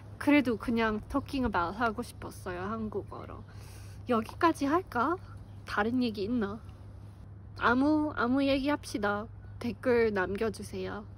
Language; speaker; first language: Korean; non-native, fluent; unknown